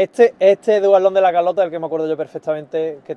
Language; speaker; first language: Spanish; native; Spanish